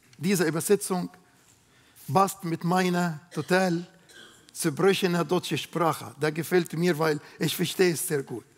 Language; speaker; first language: German; non-native, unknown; Arabic